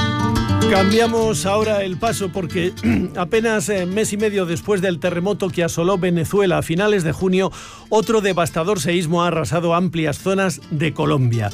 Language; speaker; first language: Spanish; native; Spanish